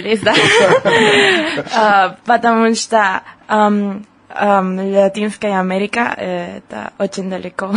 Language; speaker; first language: Russian; non-native, learner; Spanish